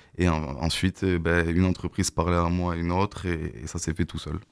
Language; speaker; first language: French; native; French